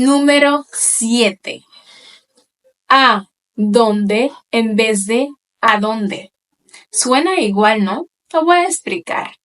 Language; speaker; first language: Spanish; non-native, fluent; Haitian Creole